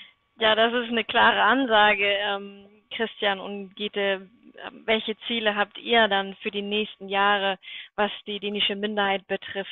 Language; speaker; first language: German; native; German